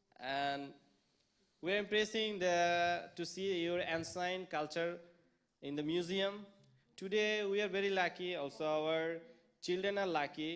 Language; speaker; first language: English; non-native, local second language; Bangla